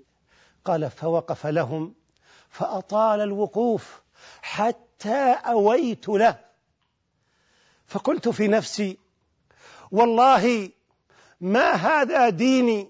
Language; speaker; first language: Arabic; native; Arabic